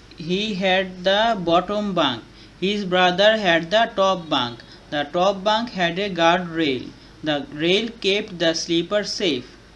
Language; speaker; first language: English; non-native, learner; Bangla